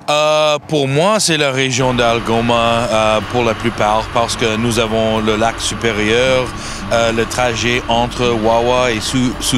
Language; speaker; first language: French; non-native, learner; English